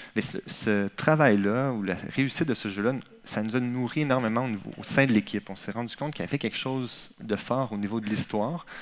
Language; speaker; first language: French; native; French